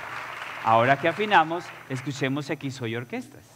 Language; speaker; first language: Spanish; native; Spanish